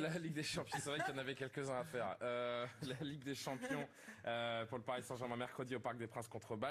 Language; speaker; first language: French; native; French